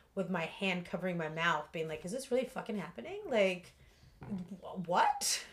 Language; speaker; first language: English; early bilingual, other home language; Russian